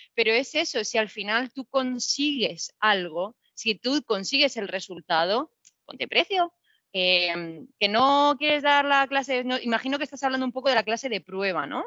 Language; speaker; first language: Spanish; native; Spanish